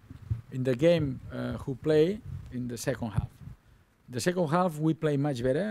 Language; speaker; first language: English; non-native, learner; Catalan